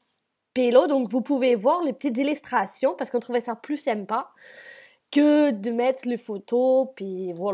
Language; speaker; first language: French; native; French